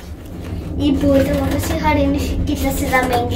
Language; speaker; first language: Indonesian; early bilingual, heritage; Indonesian